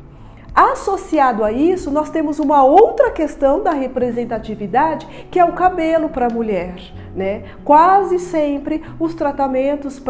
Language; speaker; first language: Portuguese; native; Portuguese